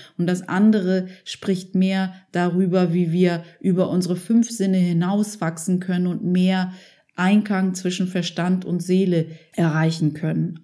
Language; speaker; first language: German; early bilingual, other home language; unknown